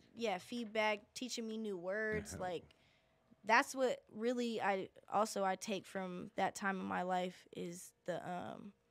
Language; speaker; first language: English; native; English